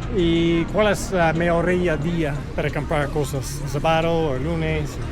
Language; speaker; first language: Spanish; non-native, learner; English